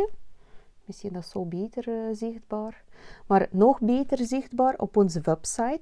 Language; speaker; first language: Dutch; non-native, learner; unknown